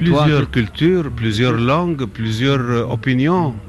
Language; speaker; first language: French; non-native, learner; Arabic